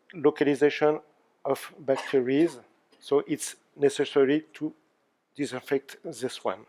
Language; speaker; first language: English; non-native, learner; French